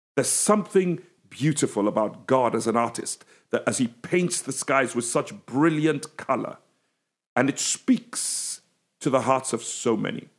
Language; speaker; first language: English; native; English